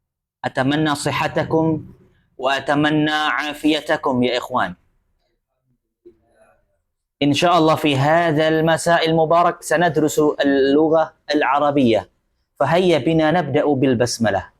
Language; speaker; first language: Arabic; non-native, fluent; Indonesian